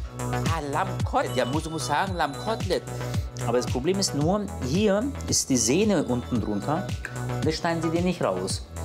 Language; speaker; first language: German; early bilingual, other home language; Turkish